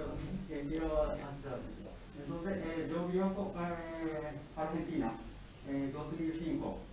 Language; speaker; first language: Spanish; non-native, learner; Japanese